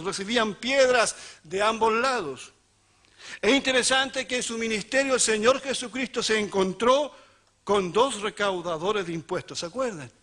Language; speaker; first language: Spanish; native; Spanish